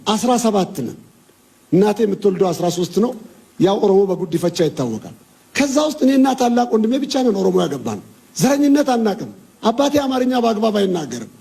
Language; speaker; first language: Amharic; non-native, local second language; Oromo